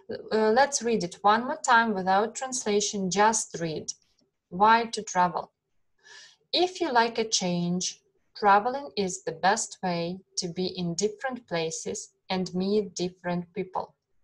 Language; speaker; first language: English; non-native, fluent; Ukrainian